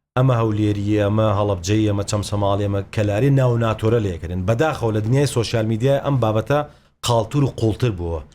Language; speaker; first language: Central Kurdish; native; Central Kurdish